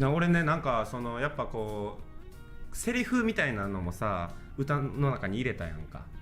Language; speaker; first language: Japanese; native; Japanese